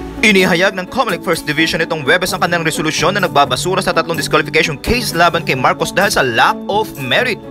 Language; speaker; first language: Filipino; native; Filipino